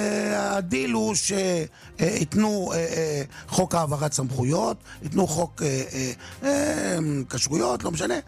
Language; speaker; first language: Hebrew; native; Hebrew